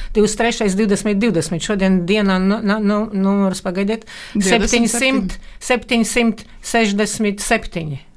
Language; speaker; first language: Latvian; non-native, local second language; Russian